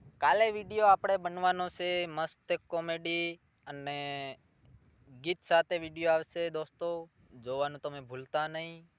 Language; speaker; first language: Gujarati; non-native, local second language; Bhili